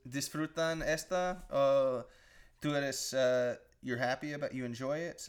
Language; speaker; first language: Spanish; non-native, learner; English